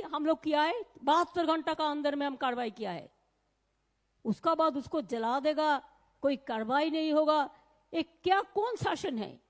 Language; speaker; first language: Hindi; non-native, local second language; Bangla